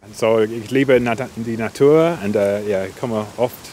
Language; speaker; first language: German; non-native, fluent; English